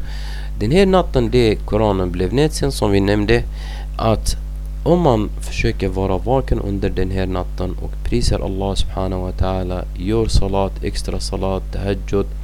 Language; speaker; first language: Swedish; non-native, fluent; Arabic